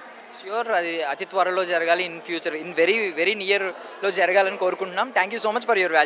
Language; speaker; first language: Telugu; native; Telugu